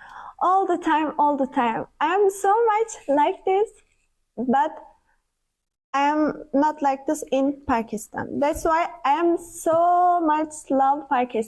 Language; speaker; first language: English; non-native, learner; Turkish